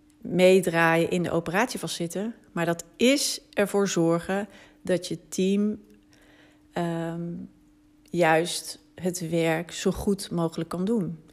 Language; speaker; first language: Dutch; native; Dutch